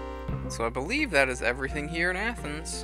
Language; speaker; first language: English; native; English